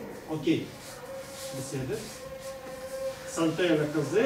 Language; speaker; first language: Hebrew; non-native, learner; Russian